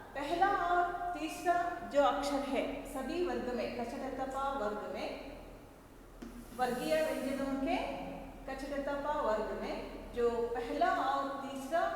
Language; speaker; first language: Hindi; non-native, local second language; Kannada